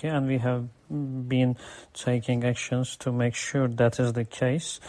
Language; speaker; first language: English; non-native, fluent; Turkish